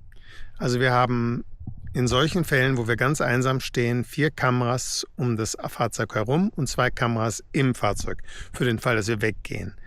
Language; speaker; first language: German; native; German